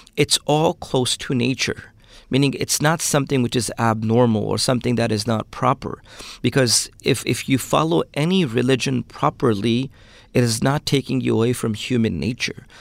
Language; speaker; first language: English; early bilingual, other home language; Urdu